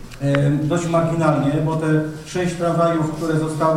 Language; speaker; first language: Polish; native; Polish